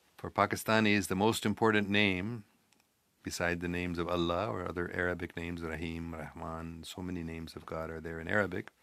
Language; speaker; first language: English; native; English